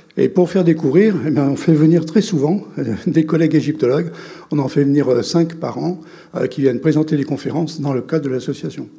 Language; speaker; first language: French; native; French